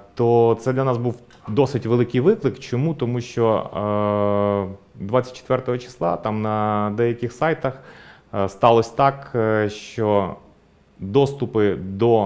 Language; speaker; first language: Ukrainian; native; Ukrainian